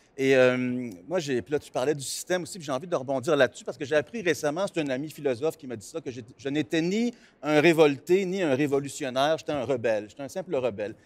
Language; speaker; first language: French; native; French